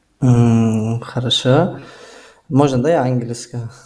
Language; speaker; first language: Russian; non-native, learner; Azerbaijani